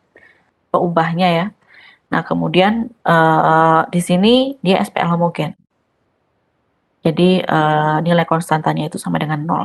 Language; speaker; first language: Indonesian; native; Indonesian